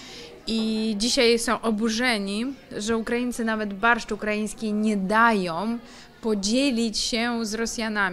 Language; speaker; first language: Polish; non-native, fluent; Ukrainian